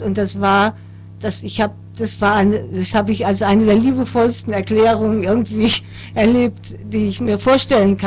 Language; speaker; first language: German; native; German